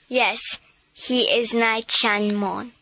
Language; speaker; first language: English; non-native, learner; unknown